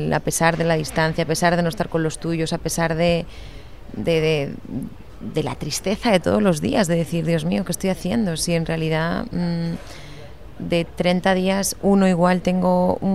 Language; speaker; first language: Spanish; native; Spanish